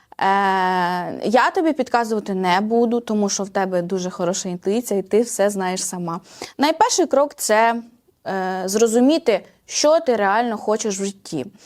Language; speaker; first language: Ukrainian; native; Ukrainian